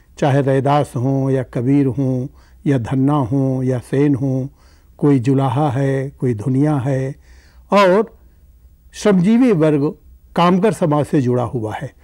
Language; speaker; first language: Hindi; native; Hindi